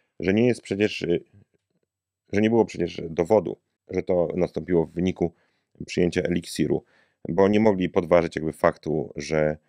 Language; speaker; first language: Polish; native; Polish